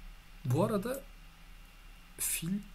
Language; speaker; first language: Turkish; native; Turkish